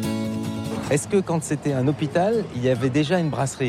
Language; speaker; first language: French; native; French